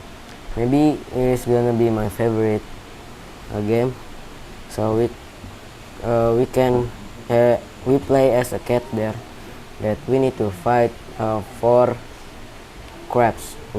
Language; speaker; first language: English; non-native, learner; Indonesian